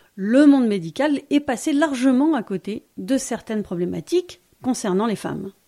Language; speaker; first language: French; native; French